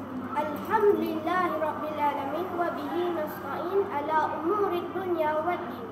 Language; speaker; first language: Arabic; non-native, learner; Malay